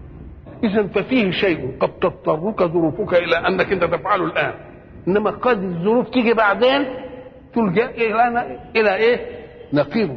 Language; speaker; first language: Arabic; native; Arabic